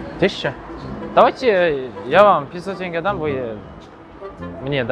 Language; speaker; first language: Russian; non-native, local second language; Kazakh